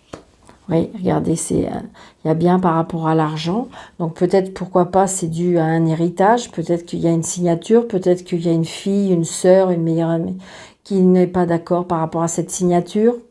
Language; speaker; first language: French; native; French